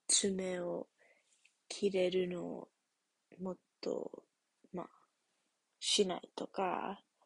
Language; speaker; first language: Japanese; early bilingual, heritage; English